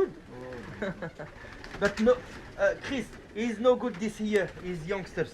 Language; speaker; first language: English; non-native, learner; French